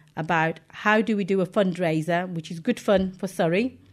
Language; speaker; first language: English; native; English